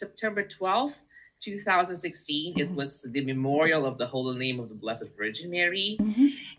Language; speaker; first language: English; non-native, local second language; Filipino